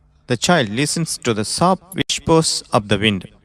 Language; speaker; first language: English; non-native, local second language; Tamil